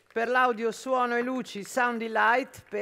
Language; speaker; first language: Italian; native; Italian